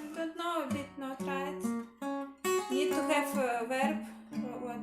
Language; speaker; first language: English; non-native, learner; Russian